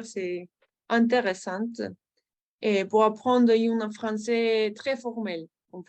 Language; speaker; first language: French; non-native, learner; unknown